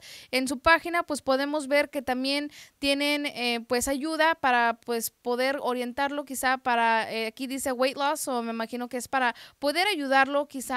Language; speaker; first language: Spanish; native; Spanish